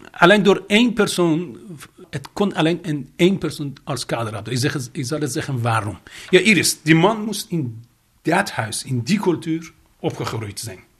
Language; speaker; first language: Dutch; non-native, fluent; Persian